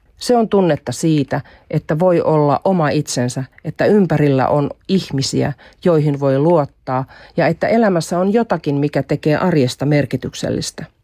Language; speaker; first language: Finnish; native; Finnish